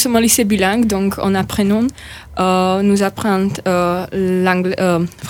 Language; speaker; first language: French; non-native, learner; Slovak